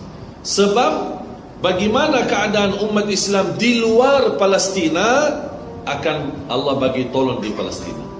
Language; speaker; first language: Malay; non-native, fluent; Arabic